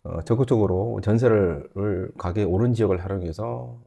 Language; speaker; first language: Korean; native; Korean